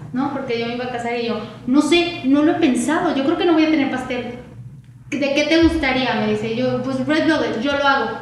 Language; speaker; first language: Spanish; native; Spanish